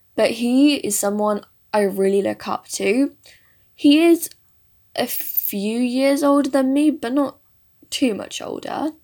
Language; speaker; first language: English; early bilingual, other home language; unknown